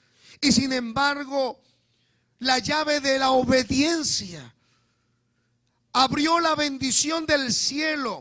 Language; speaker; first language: Spanish; native; Spanish